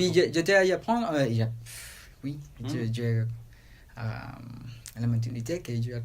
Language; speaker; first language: French; non-native, learner; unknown